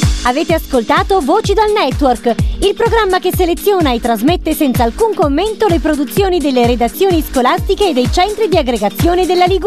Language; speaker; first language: Italian; native; Italian